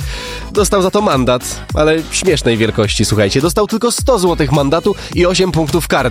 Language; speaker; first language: Polish; native; Polish